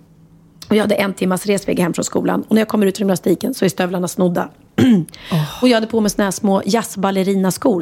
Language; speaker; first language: Swedish; native; Swedish